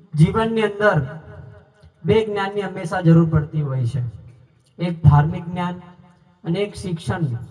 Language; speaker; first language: Gujarati; non-native, local second language; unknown